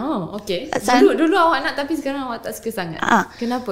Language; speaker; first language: Malay; native; Malay